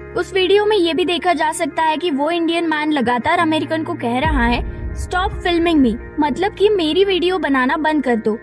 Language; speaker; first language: Hindi; native; Hindi